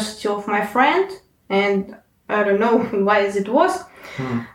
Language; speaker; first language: English; non-native, learner; Ukrainian